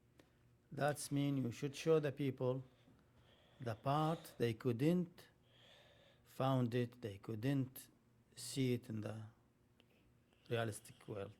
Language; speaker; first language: English; non-native, learner; Arabic